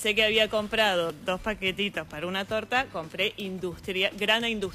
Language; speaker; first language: Spanish; native; Spanish